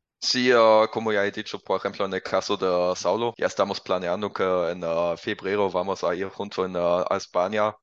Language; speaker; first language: Spanish; non-native, learner; German